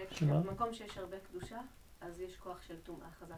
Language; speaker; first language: Hebrew; early bilingual, other home language; Persian